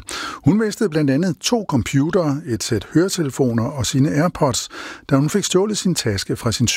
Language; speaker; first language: Danish; native; Danish